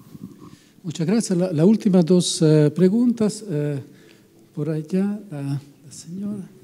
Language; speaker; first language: Spanish; non-native, fluent; Italian